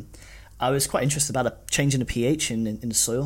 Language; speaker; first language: English; native; English